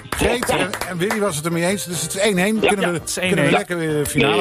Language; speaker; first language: Dutch; native; Dutch